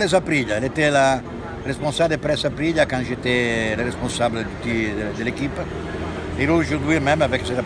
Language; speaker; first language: French; non-native, fluent; Italian